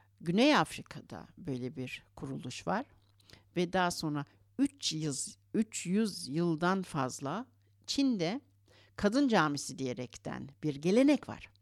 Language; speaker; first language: Turkish; early bilingual, heritage; Turkish